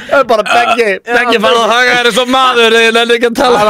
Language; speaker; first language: Icelandic; native; Icelandic